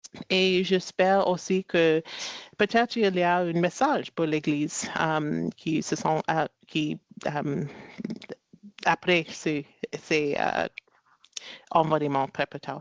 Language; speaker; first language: French; non-native, learner; English